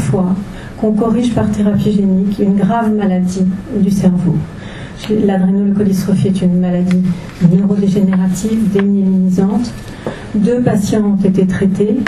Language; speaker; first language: French; native; French